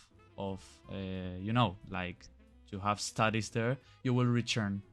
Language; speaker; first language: English; non-native, fluent; Spanish